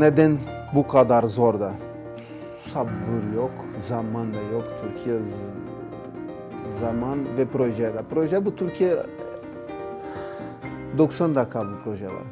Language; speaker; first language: Turkish; non-native, learner; Portuguese